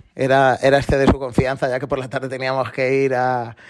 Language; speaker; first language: Spanish; native; Spanish